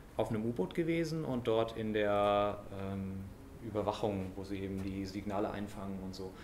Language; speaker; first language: German; native; German